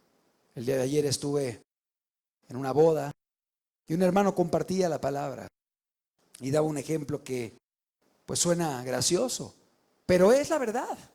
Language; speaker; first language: Spanish; native; Spanish